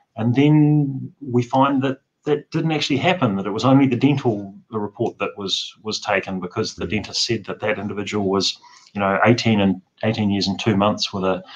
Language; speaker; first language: English; native; English